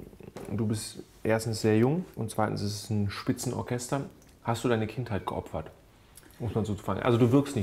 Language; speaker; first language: German; native; German